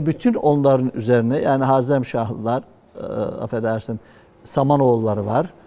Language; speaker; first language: Turkish; native; Turkish